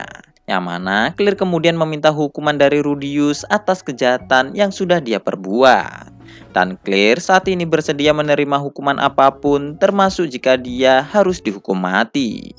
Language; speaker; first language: Indonesian; native; Indonesian